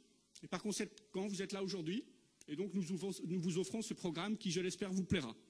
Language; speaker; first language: French; native; French